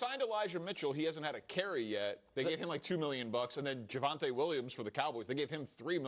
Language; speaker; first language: English; native; English